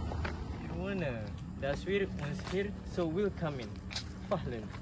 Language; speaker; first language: German; non-native, learner; Malay